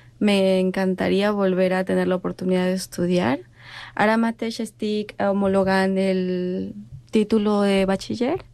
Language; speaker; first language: Catalan; non-native, learner; Spanish